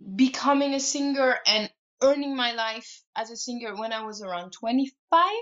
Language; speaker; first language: English; non-native, fluent; French